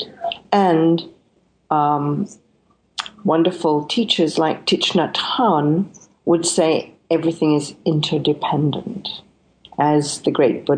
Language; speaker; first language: English; native; English